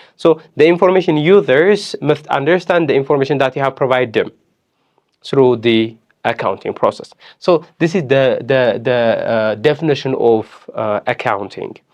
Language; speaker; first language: English; non-native, local second language; Amharic